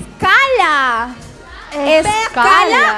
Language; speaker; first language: Portuguese; non-native, learner; Spanish